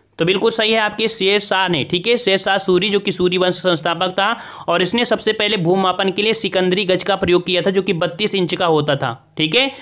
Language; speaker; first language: Hindi; native; Hindi